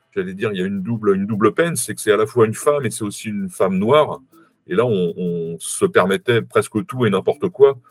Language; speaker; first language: French; native; French